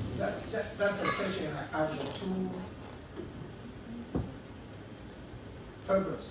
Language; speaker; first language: English; non-native, learner; Chinese